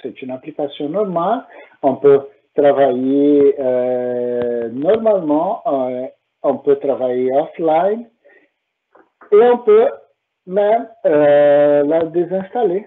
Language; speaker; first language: French; non-native, fluent; Portuguese